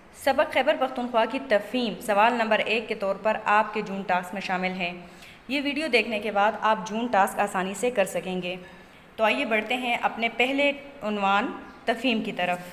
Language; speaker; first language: Urdu; native; Urdu